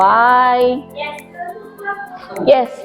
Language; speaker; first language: English; non-native, local second language; Indonesian